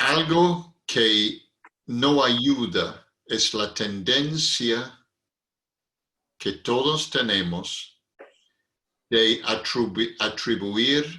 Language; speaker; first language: Spanish; non-native, fluent; English